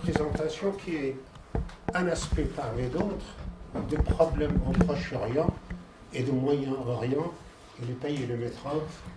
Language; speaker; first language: French; non-native, fluent; Arabic